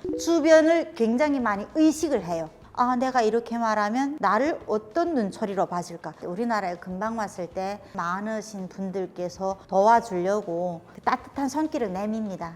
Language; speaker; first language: Korean; native; Korean